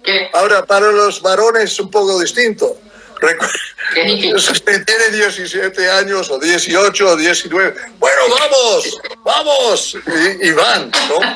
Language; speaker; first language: Spanish; non-native, fluent; English